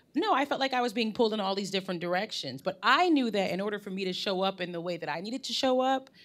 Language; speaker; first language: English; native; English